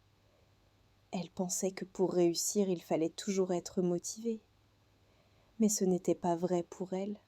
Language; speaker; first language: French; non-native, fluent; Hindi